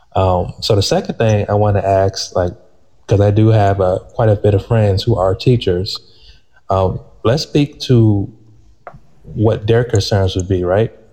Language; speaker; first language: English; native; English